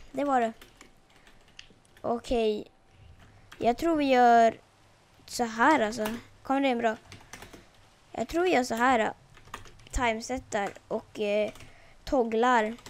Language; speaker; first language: Swedish; native; Swedish